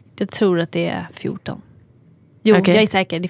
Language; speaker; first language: Swedish; native; Swedish